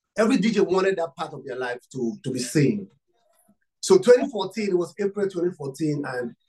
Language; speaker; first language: English; non-native, local second language; Yoruba